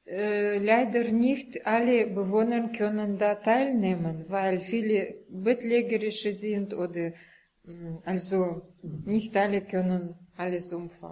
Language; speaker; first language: German; non-native, learner; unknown